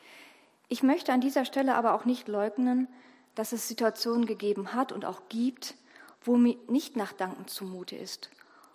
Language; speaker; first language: German; native; German